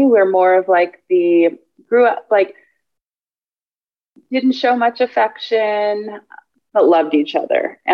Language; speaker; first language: English; native; English